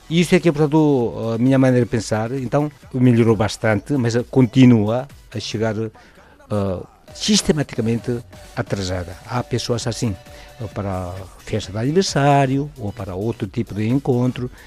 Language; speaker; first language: Portuguese; non-native, fluent; Korean